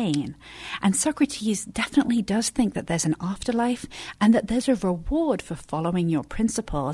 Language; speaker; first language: English; native; English